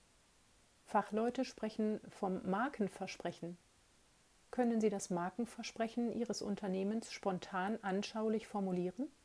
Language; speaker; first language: German; native; German